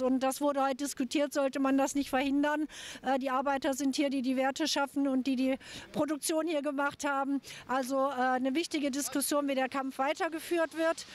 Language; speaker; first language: German; native; German